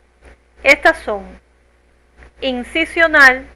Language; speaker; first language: Spanish; native; Spanish